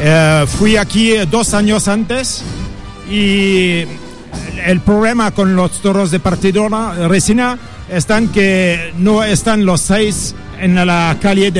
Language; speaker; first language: Spanish; non-native, learner; French